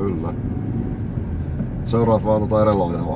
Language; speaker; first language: Finnish; native; Finnish